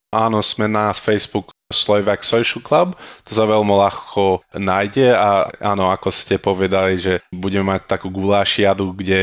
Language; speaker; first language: Slovak; early bilingual, heritage; Slovak